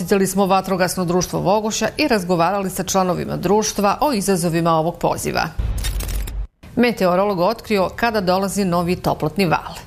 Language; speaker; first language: Serbian; native; Serbian